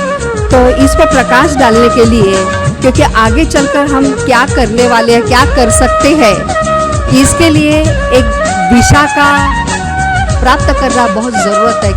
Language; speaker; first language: Hindi; native; Hindi